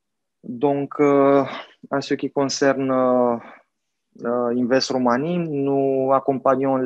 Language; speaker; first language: French; non-native, fluent; Romanian